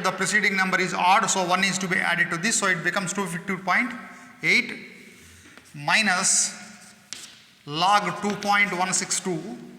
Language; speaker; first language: English; non-native, local second language; Kannada